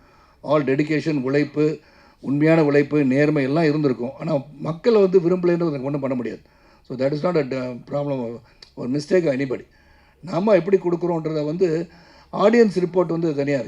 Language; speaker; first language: Tamil; native; Tamil